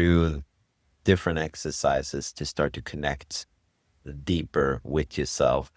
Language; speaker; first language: English; non-native, fluent; Swedish